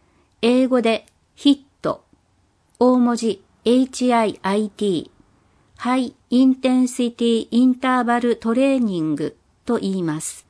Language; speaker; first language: Japanese; non-native, fluent; English